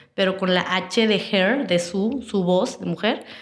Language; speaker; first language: Spanish; native; Spanish